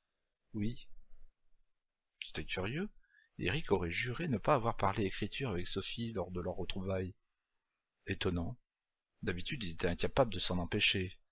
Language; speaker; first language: French; native; French